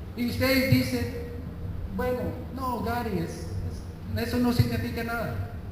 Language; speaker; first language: Spanish; non-native, fluent; English